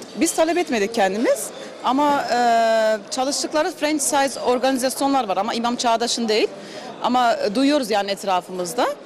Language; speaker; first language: Turkish; early bilingual, heritage; Turkish